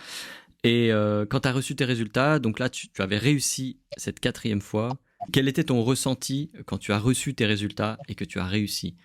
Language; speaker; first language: French; native; French